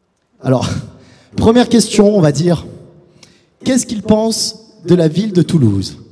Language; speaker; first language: French; native; French